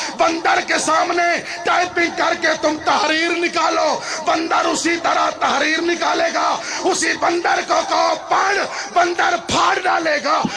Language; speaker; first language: Urdu; non-native, local second language; Punjabi